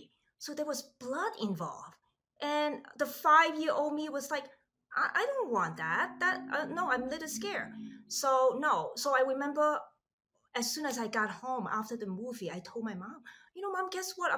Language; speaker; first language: English; non-native, local second language; Cantonese